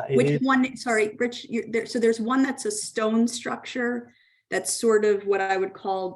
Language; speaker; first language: English; native; English